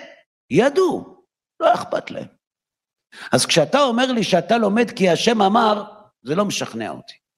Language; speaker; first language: Hebrew; native; Hebrew